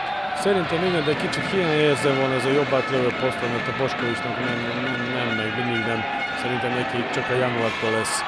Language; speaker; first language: Hungarian; non-native, learner; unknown